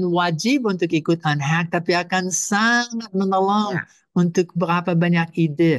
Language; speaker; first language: Indonesian; non-native, fluent; English